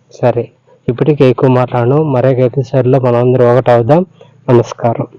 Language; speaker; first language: Telugu; non-native, local second language; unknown